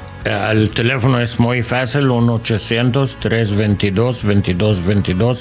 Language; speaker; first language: Spanish; non-native, learner; English